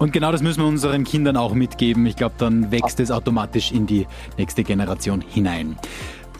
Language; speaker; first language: German; native; German